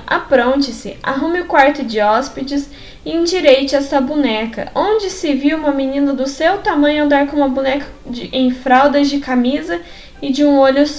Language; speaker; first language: Portuguese; native; Portuguese